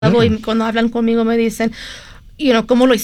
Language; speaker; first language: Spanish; early bilingual, heritage; Spanish